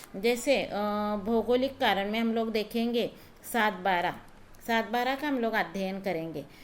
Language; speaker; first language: Hindi; non-native, local second language; Marathi